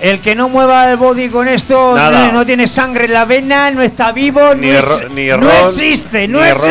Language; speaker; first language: Spanish; native; Spanish